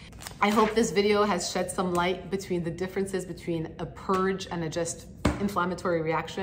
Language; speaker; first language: English; native; English